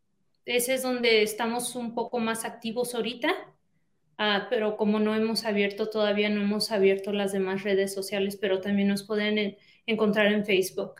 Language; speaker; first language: Spanish; early bilingual, heritage; Spanish